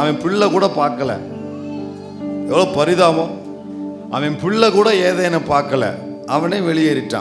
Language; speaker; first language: Tamil; native; Tamil